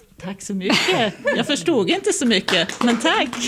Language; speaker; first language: Swedish; native; Swedish